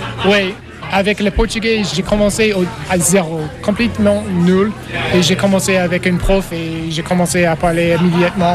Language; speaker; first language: French; non-native, learner; English